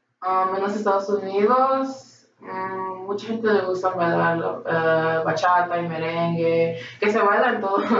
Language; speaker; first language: Spanish; early bilingual, heritage; Spanish